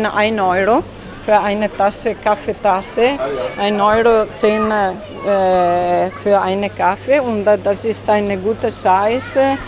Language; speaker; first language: German; non-native, learner; Italian